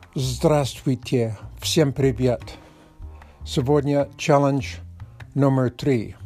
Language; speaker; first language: Russian; non-native, learner; English